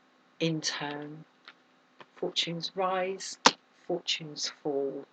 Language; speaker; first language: English; native; English